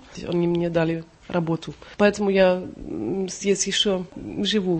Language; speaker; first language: Russian; non-native, learner; German